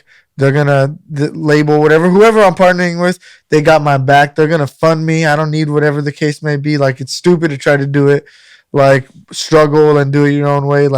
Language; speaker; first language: English; native; English